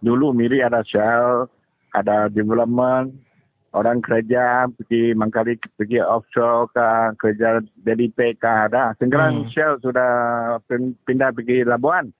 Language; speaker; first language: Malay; non-native, local second language; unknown